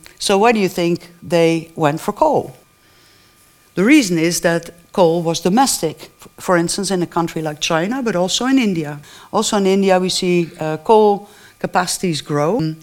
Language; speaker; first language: English; non-native, fluent; Dutch